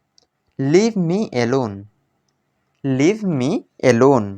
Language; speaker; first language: English; non-native, local second language; Odia